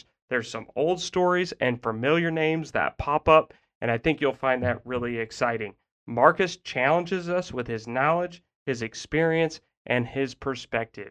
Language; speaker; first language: English; native; English